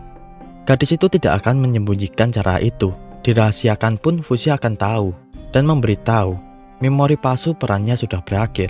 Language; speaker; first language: Indonesian; native; Indonesian